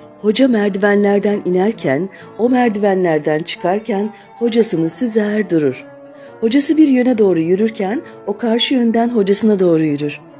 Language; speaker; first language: Turkish; native; Turkish